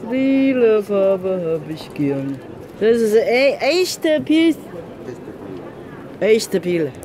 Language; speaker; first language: German; non-native, learner; Chinese